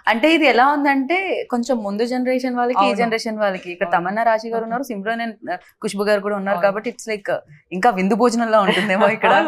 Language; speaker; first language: Telugu; native; Telugu